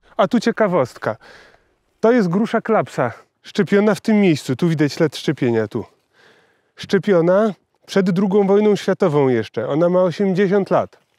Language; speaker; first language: Polish; native; Polish